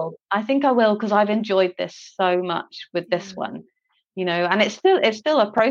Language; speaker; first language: English; native; English